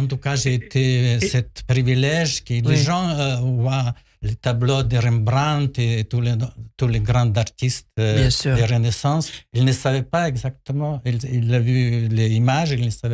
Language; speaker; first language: French; non-native, learner; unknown